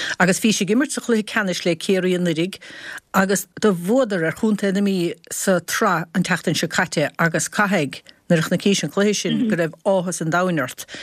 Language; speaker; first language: Irish; native; Irish